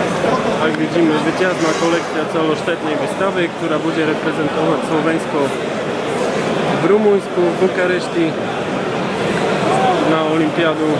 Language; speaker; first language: Polish; non-native, learner; Slovak